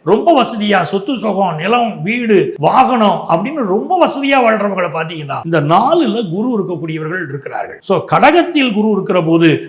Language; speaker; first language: Tamil; native; Tamil